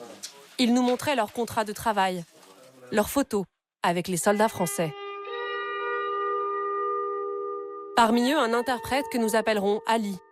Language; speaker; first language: French; native; French